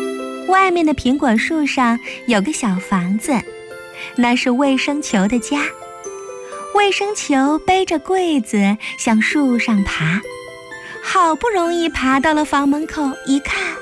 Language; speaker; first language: Chinese; native; Chinese